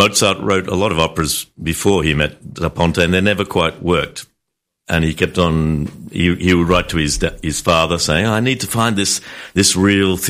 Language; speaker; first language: English; native; English